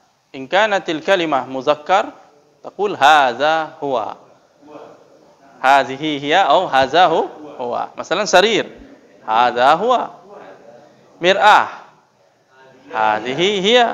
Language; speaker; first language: Arabic; non-native, fluent; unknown